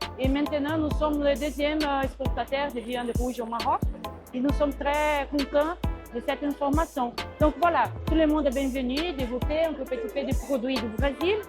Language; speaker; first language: French; non-native, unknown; Portuguese